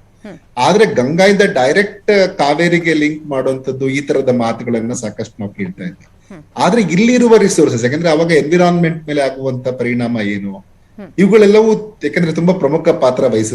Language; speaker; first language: Kannada; native; Kannada